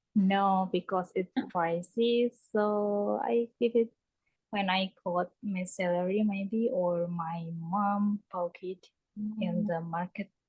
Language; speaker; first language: English; non-native, learner; Indonesian